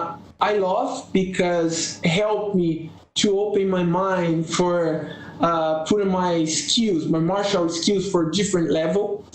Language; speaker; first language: English; non-native, learner; Portuguese